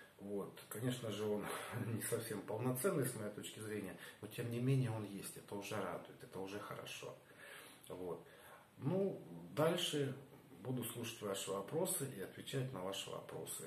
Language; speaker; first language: Russian; native; Russian